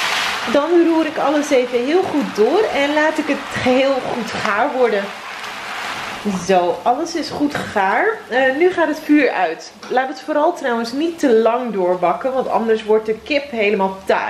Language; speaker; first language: Dutch; native; Dutch